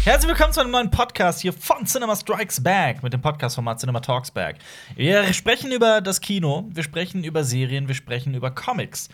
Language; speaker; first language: German; native; German